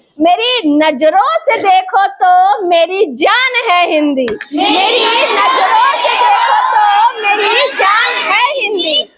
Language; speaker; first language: Hindi; native; Hindi